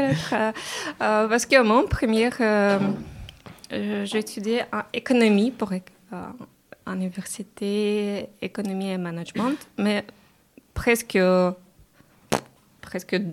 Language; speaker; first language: French; non-native, learner; Ukrainian